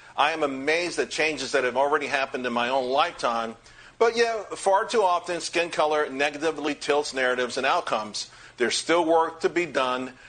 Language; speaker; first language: English; native; English